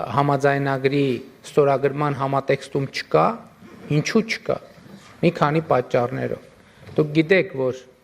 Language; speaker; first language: Armenian; native; Armenian